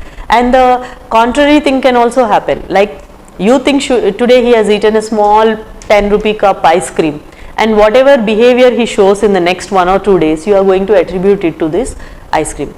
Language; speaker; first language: English; non-native, local second language; Telugu